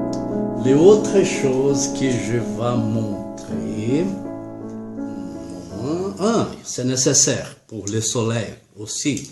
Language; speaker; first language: French; non-native, learner; Portuguese